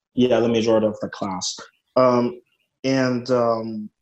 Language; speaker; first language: English; non-native, fluent; Chinese